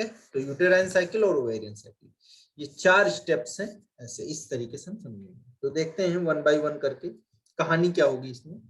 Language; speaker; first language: Hindi; native; Hindi